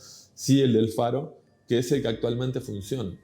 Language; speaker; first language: Spanish; native; Spanish